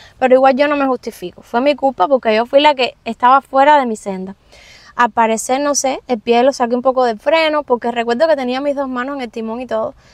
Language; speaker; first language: Spanish; native; Spanish